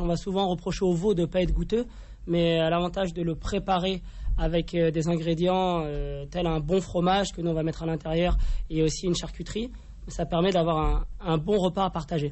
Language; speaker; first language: French; native; French